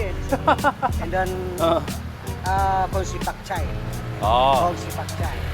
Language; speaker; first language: English; non-native, learner; Indonesian